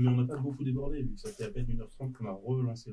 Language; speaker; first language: French; native; French